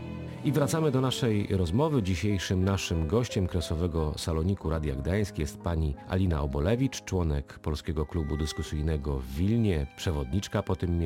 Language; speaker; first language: Polish; native; Polish